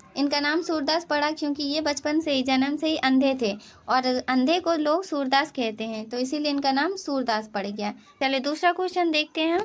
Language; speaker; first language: Hindi; native; Hindi